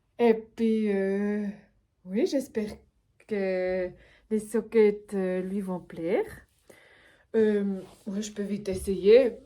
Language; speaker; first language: French; non-native, local second language; Swiss German